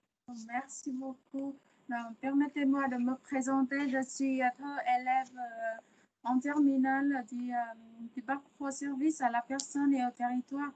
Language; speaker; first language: French; non-native, learner; Vietnamese